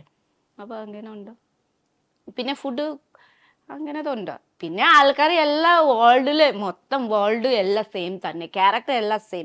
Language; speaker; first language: Malayalam; non-native, learner; Nepali